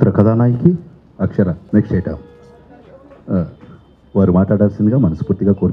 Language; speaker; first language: Telugu; native; Telugu